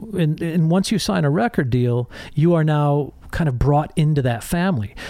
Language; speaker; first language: English; native; English